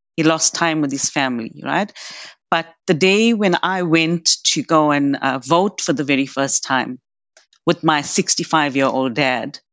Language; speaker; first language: English; native; English